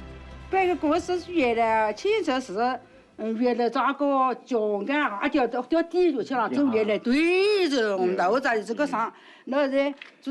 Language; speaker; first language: Chinese; native; Chinese